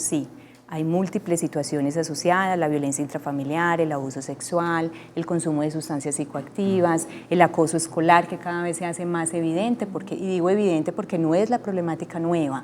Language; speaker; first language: Spanish; native; Spanish